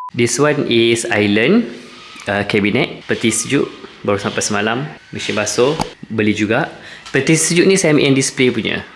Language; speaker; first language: Malay; native; Malay